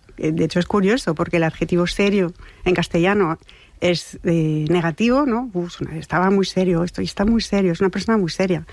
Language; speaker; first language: Spanish; non-native, fluent; French